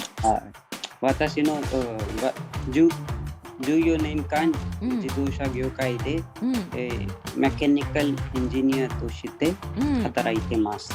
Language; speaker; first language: Japanese; non-native, learner; Hindi